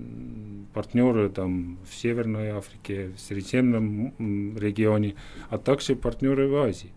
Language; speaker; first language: Russian; non-native, fluent; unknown